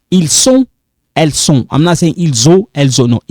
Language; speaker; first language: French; non-native, local second language; Lingala